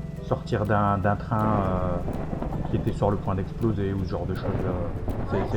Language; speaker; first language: French; native; French